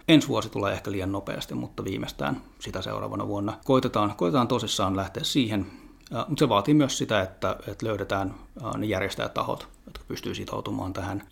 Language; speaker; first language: Finnish; native; Finnish